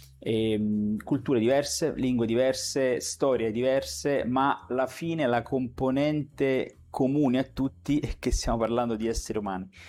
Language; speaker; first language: Italian; native; Italian